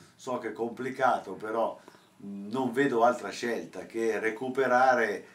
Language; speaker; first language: Italian; native; Italian